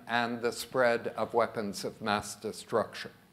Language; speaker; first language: English; early bilingual, other home language; French